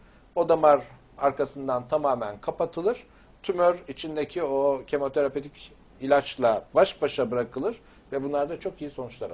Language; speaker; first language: Turkish; native; Turkish